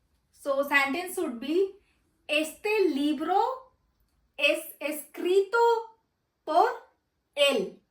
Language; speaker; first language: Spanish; non-native, fluent; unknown